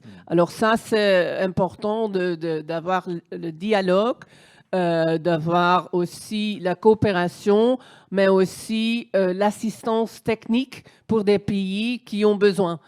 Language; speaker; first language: French; non-native, fluent; Dutch